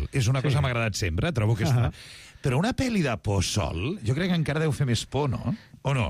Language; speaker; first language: Catalan; native; Catalan